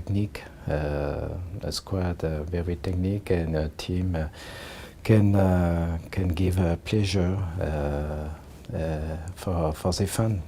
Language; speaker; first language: English; non-native, learner; French